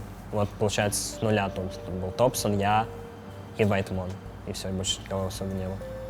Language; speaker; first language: Russian; native; Russian